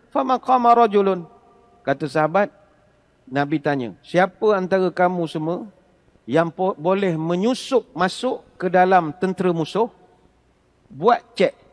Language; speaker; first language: Malay; native; Malay